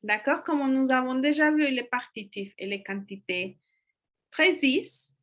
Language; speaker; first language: French; non-native, fluent; Spanish